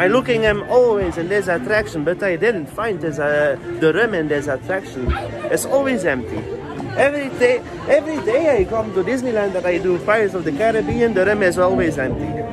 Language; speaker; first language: English; non-native, learner; Dutch